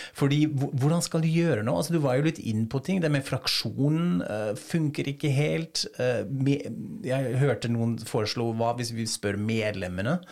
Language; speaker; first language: Norwegian; non-native, fluent; German